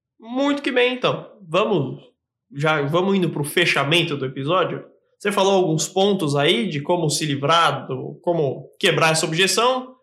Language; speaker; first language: Portuguese; native; Portuguese